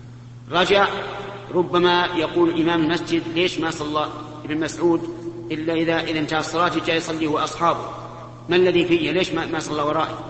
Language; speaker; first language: Arabic; native; Arabic